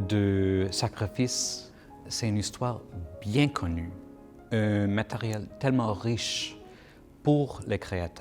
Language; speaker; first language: French; non-native, local second language; English